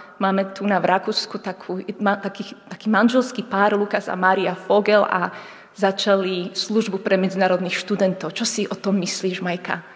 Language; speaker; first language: Slovak; native; Slovak